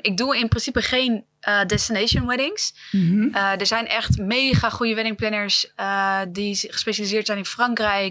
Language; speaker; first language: Dutch; native; Dutch